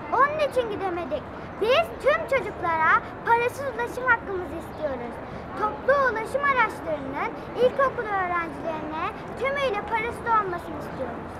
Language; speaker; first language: Turkish; native; Turkish